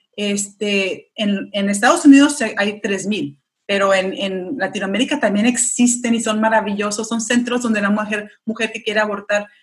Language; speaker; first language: Spanish; early bilingual, heritage; Spanish